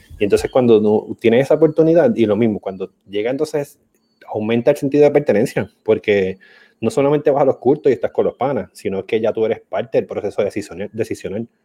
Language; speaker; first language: Spanish; native; Spanish